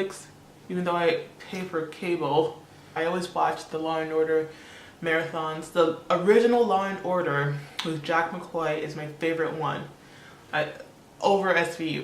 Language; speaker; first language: English; early bilingual, other home language; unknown